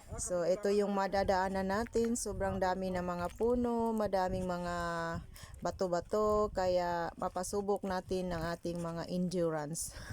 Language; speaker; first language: Filipino; non-native, local second language; Cebuano